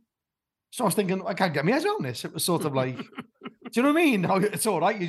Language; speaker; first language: English; native; English